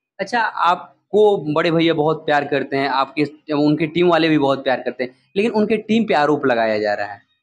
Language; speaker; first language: Hindi; non-native, local second language; Bhojpuri